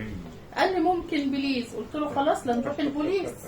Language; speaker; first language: Arabic; native; Arabic